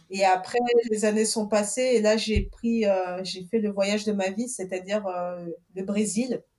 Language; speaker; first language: French; early bilingual, other home language; Portuguese